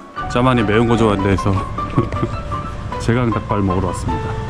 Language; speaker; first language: Korean; native; Korean